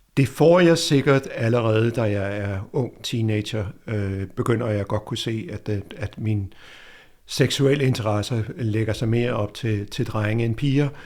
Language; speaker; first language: Danish; native; Danish